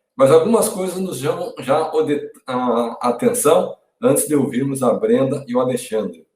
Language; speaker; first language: Portuguese; native; Portuguese